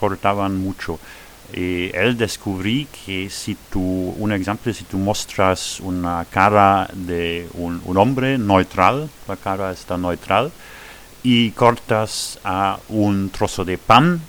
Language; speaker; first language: Spanish; non-native, fluent; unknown